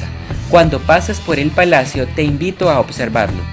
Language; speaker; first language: Spanish; native; Spanish